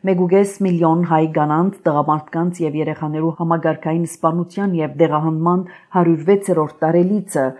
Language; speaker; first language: Armenian; native; Armenian